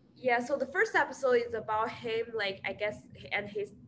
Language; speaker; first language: English; non-native, fluent; Chinese